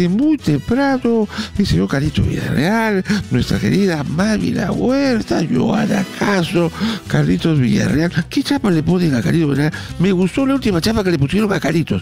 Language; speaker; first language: Spanish; native; Spanish